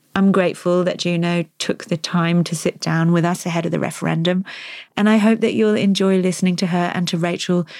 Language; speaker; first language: English; native; English